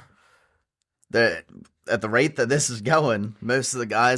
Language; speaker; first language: English; native; English